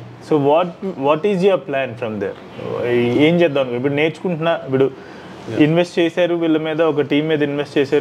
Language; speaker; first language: Telugu; native; Telugu